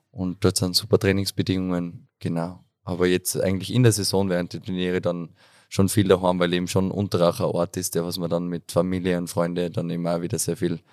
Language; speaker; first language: German; native; German